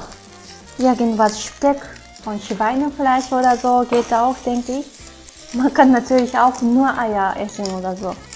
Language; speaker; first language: German; non-native, learner; Japanese